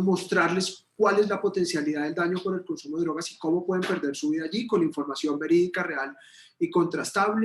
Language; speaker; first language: Spanish; native; Spanish